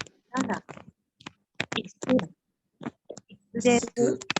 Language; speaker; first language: Japanese; non-native, learner; Indonesian